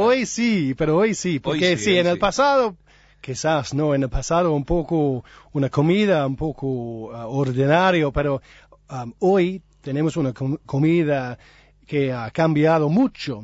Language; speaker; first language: Spanish; non-native, learner; English